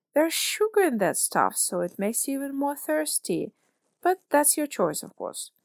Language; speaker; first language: English; non-native, fluent; Russian